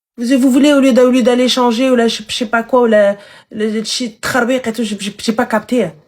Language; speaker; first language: French; early bilingual, other home language; Arabic